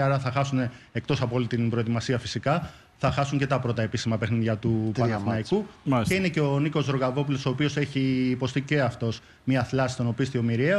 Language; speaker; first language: Greek; native; Greek